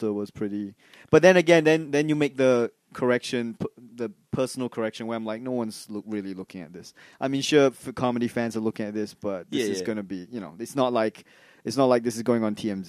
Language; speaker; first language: English; non-native, local second language; Chinese